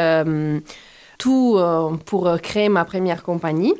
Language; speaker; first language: French; non-native, fluent; Italian